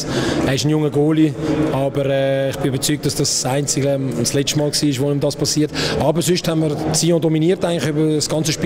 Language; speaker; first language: German; native; German